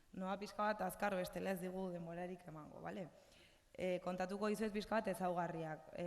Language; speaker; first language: Basque; non-native, local second language; Spanish